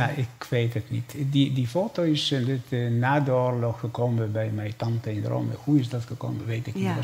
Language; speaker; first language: Dutch; non-native, fluent; Polish